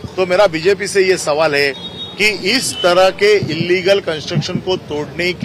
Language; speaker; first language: Hindi; non-native, local second language; Marathi